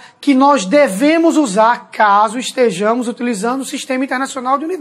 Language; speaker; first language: Portuguese; native; Portuguese